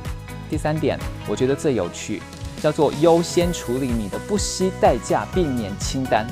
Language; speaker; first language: Chinese; native; Chinese